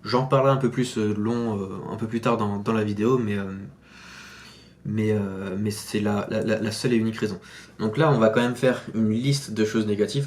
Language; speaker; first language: French; native; French